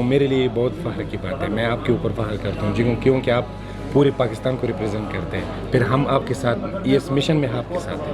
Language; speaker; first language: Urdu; non-native, local second language; Pashto